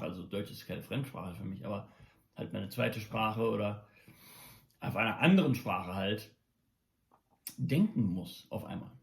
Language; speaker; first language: German; non-native, local second language; English